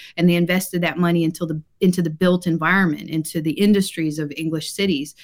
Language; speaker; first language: English; early bilingual, other home language; Japanese